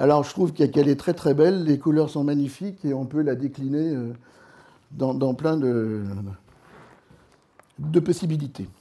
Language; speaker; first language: French; native; French